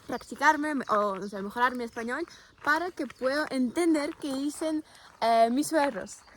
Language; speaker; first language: Spanish; non-native, fluent; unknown